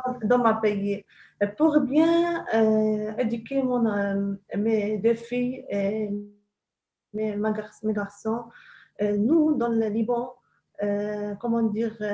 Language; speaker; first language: French; non-native, local second language; Arabic